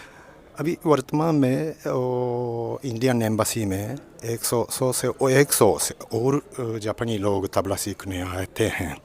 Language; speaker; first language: Hindi; non-native, fluent; Japanese